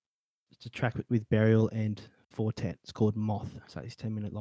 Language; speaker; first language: English; native; English